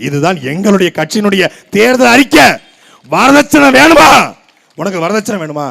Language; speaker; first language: Tamil; native; Tamil